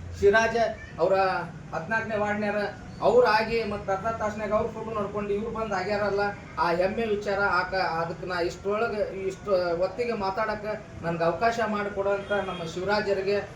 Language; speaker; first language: Kannada; non-native, local second language; Lambadi